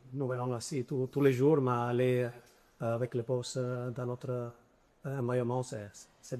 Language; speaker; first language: French; non-native, fluent; Italian